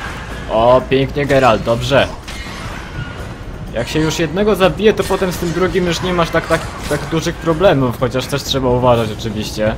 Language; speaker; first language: Polish; native; Polish